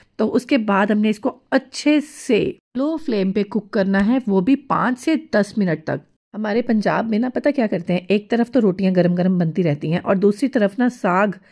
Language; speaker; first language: Hindi; non-native, local second language; Punjabi